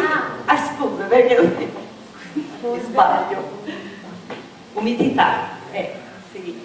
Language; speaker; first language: Italian; non-native, learner; Portuguese